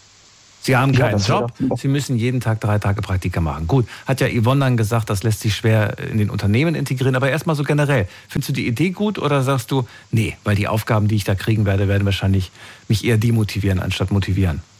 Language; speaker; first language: German; native; German